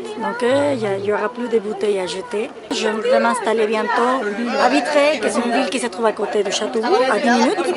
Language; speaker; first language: French; non-native, fluent; Spanish